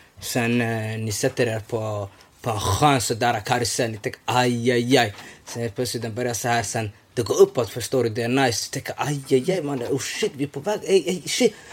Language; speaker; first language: Swedish; early bilingual, other home language; Somali